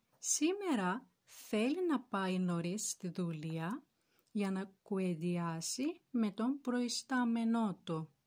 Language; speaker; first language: Greek; non-native, fluent; Turkish